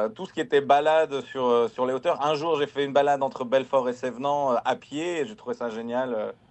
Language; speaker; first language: French; native; French